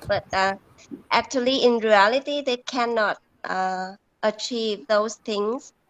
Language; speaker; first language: English; non-native, learner; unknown